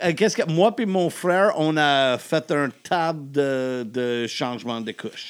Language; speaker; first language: French; non-native, learner; English